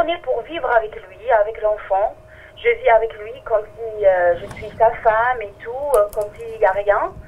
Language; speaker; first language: French; non-native, fluent; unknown